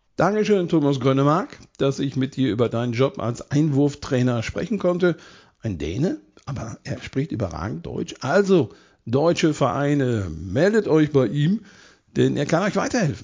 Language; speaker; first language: German; native; German